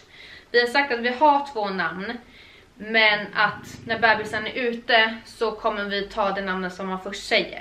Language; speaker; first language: Swedish; native; Swedish